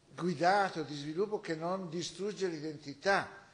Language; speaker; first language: Italian; native; Italian